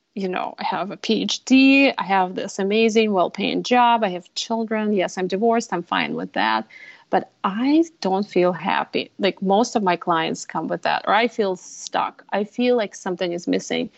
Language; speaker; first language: English; non-native, fluent; Russian